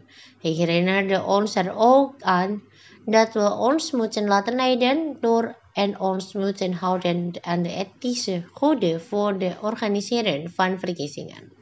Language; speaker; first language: Dutch; non-native, fluent; Indonesian